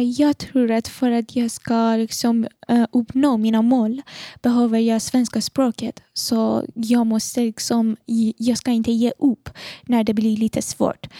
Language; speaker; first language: Swedish; non-native, fluent; Persian